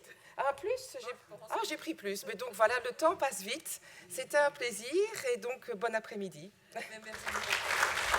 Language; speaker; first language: French; native; French